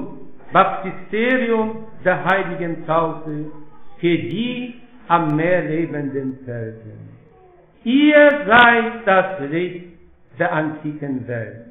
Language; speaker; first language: German; non-native, fluent; Polish